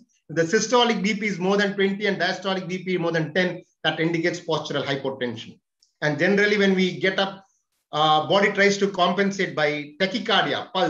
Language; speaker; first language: English; non-native, local second language; Telugu